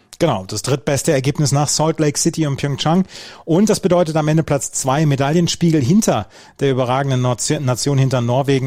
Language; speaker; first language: German; native; German